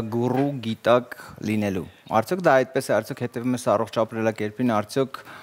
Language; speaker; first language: Armenian; native; Armenian